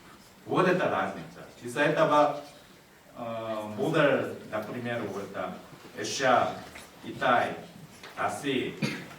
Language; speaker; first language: Russian; non-native, learner; Korean